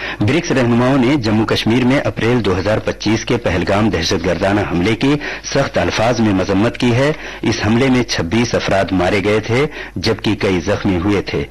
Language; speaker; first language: Urdu; native; Urdu